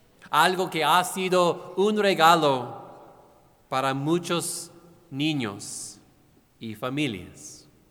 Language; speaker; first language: Spanish; non-native, fluent; English